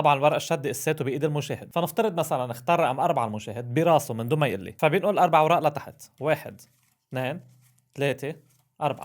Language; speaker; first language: Arabic; native; Arabic